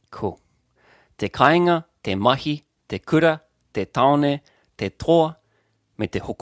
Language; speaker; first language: Māori; non-native, local second language; English